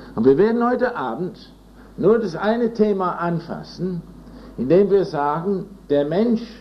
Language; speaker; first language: German; non-native, fluent; English